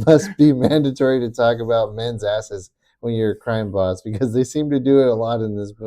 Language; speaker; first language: English; native; English